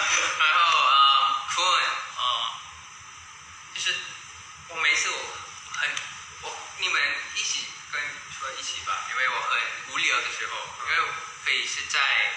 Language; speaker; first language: Chinese; non-native, learner; Thai